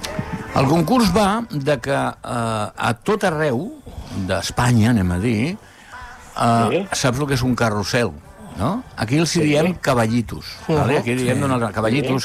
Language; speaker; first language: Catalan; native; Catalan